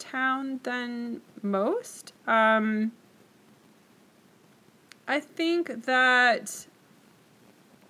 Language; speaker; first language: English; native; English